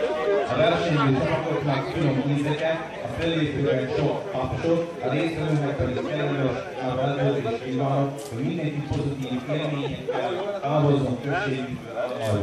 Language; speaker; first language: Hungarian; native; Hungarian